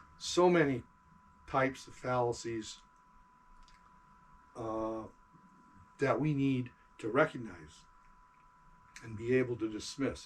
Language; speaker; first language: English; native; English